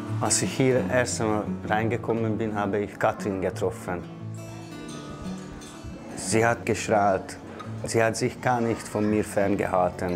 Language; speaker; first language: German; non-native, fluent; Hungarian